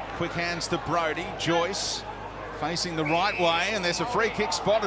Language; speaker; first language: English; native; English